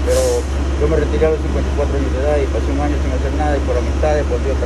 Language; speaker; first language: Spanish; native; Spanish